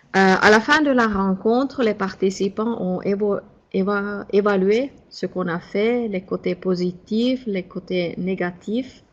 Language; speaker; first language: French; non-native, fluent; Finnish